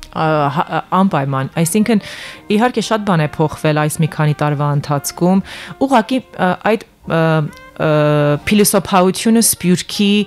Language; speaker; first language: Armenian; early bilingual, heritage; Armenian